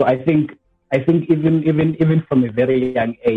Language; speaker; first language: English; non-native, local second language; Southern Sotho